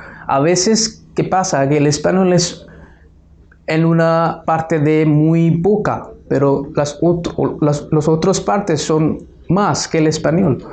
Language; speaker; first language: Spanish; non-native, fluent; Bangla